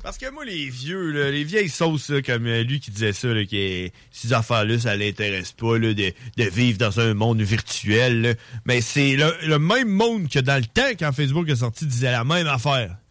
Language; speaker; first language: French; native; French